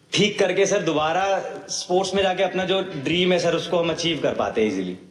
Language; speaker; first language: Hindi; native; Hindi